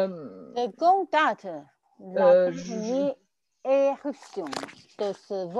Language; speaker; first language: French; non-native, learner; Chinese